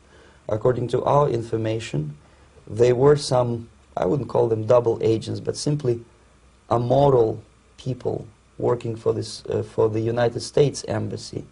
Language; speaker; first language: English; non-native, fluent; Russian